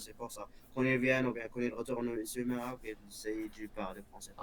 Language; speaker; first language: French; non-native, local second language; Berber languages